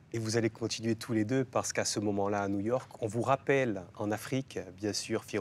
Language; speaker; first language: French; native; French